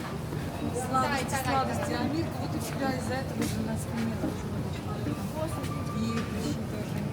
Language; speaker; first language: Russian; native; Russian